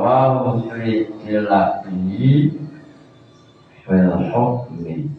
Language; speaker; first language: Arabic; non-native, fluent; Indonesian